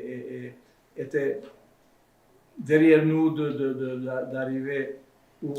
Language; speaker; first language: French; non-native, fluent; Serbian